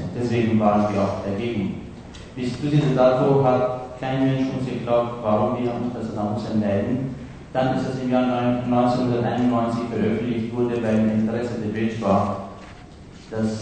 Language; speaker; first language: German; non-native, fluent; Kurdish